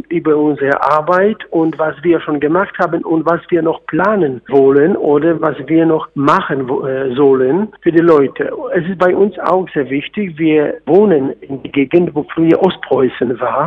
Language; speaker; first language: German; non-native, fluent; Polish